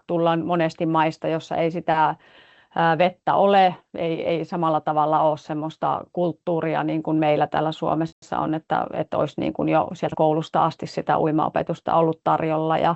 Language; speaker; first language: Finnish; native; Finnish